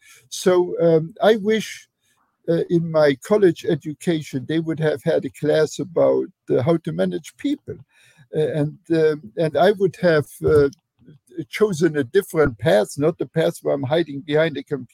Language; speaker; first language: English; non-native, fluent; Luxembourgish